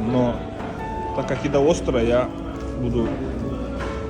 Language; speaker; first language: Russian; non-native, local second language; Kyrgyz